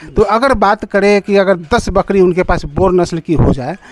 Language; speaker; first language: Hindi; native; Hindi